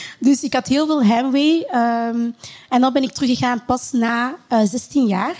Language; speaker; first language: Dutch; early bilingual, other home language; Lingala